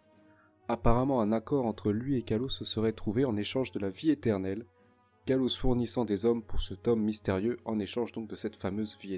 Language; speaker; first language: French; native; French